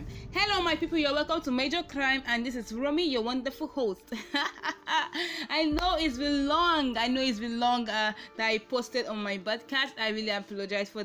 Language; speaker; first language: English; non-native, local second language; Igbo